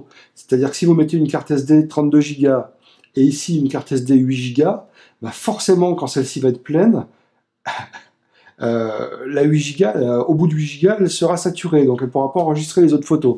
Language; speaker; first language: French; native; French